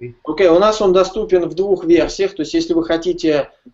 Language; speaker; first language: Russian; native; Russian